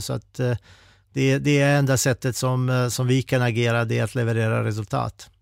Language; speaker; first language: Swedish; non-native, fluent; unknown